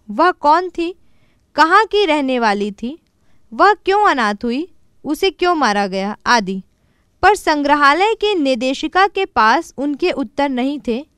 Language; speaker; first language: Hindi; native; Hindi